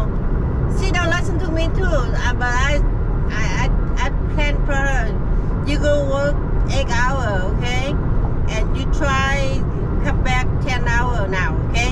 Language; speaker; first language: English; non-native, learner; Vietnamese